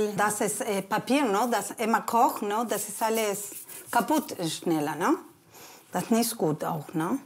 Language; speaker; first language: German; non-native, learner; Spanish